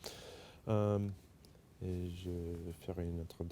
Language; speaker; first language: French; non-native, fluent; English